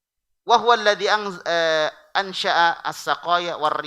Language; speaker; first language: Arabic; non-native, fluent; Indonesian